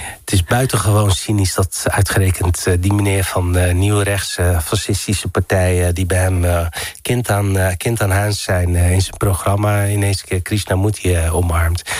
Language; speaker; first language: Dutch; early bilingual, other home language; Riffian